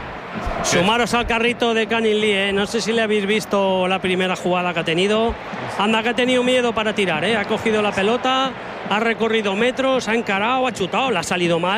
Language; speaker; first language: Spanish; native; Spanish